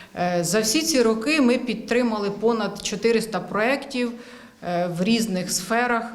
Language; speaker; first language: Ukrainian; native; Ukrainian